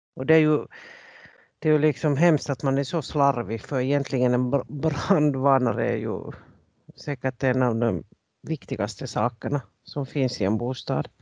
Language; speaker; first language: Swedish; native; Swedish